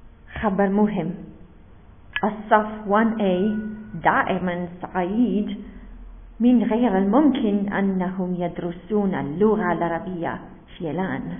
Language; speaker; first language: Arabic; non-native, learner; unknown